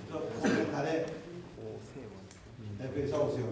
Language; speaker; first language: Korean; native; Korean